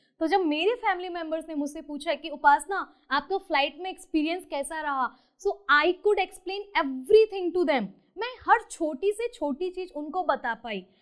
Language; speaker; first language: Hindi; native; Hindi